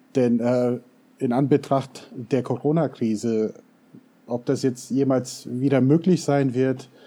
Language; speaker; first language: German; non-native, fluent; English